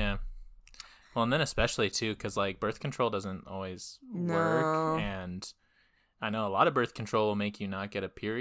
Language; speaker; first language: English; native; English